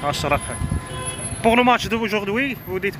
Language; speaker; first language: French; non-native, local second language; Arabic